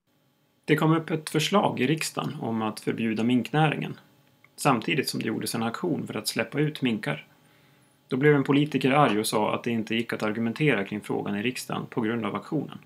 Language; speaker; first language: Swedish; native; Swedish